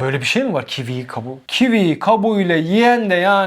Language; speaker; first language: Turkish; non-native, fluent; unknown